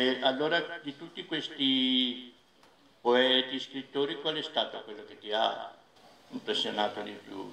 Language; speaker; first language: Italian; non-native, fluent; Catalan